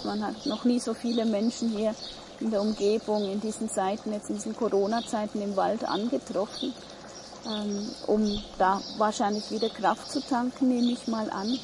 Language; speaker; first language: German; native; German